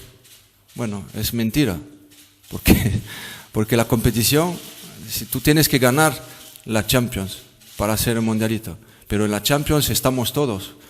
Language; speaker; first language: Spanish; non-native, fluent; French